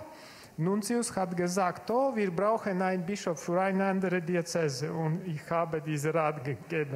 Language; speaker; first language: German; non-native, learner; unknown